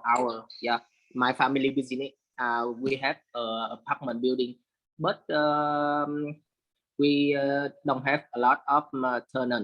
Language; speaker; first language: English; non-native, learner; Vietnamese